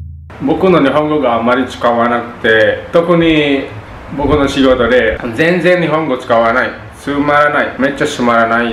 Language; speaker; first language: Japanese; non-native, learner; Sundanese